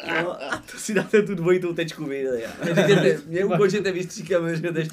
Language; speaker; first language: Czech; native; Czech